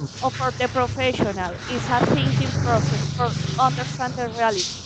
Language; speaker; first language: English; non-native, learner; Spanish